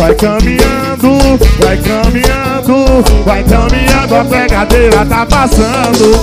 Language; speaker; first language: Portuguese; native; Portuguese